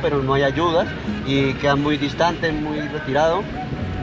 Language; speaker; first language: Spanish; native; Spanish